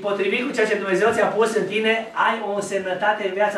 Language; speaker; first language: Romanian; native; Romanian